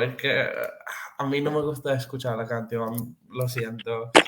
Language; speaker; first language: Spanish; non-native, fluent; Serbian